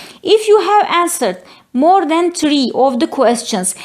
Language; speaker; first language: English; non-native, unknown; Turkish